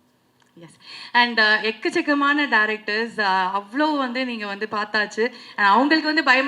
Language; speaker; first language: Tamil; native; Tamil